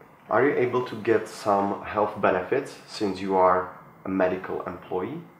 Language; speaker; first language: English; non-native, fluent; Czech